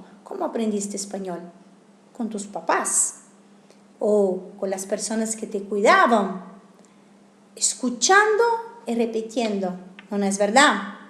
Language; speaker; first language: Spanish; non-native, fluent; Italian